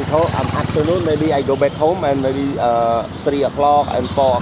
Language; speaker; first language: English; non-native, learner; Khmer